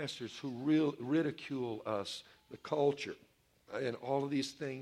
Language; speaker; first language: English; native; English